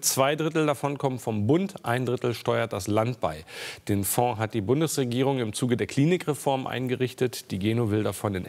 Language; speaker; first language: German; native; German